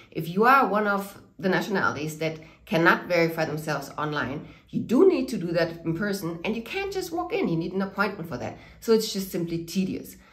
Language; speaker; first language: English; non-native, fluent; German